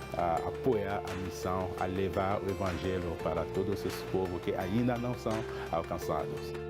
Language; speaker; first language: Portuguese; non-native, fluent; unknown